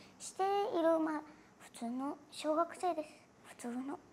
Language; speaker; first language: Japanese; native; Japanese